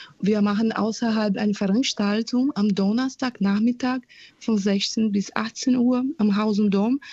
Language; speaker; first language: German; non-native, fluent; Portuguese